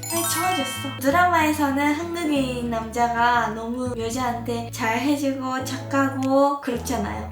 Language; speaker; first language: Korean; non-native, fluent; Japanese